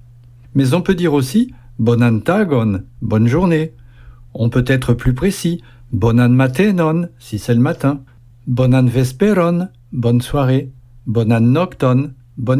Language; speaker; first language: French; native; French